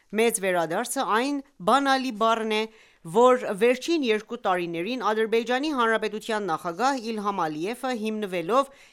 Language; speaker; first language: Armenian; early bilingual, heritage; Armenian